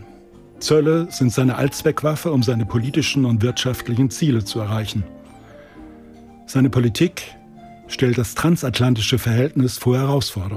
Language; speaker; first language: German; native; German